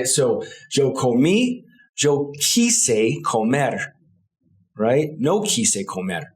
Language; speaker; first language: Spanish; non-native, fluent; English